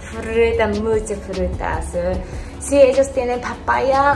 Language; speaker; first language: Spanish; non-native, learner; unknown